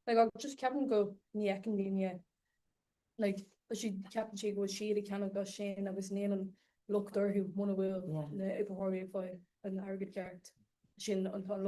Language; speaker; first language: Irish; non-native, learner; Armenian